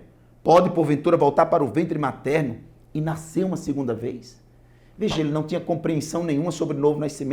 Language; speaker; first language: Portuguese; native; Portuguese